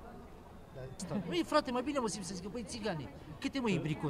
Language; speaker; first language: Romanian; non-native, local second language; Romany